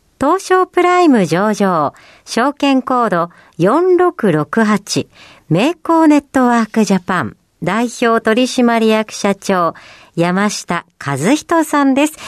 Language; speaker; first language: Japanese; native; Japanese